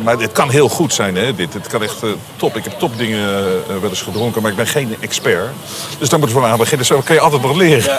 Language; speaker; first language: Dutch; native; Dutch